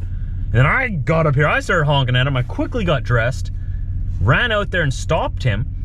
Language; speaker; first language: English; native; English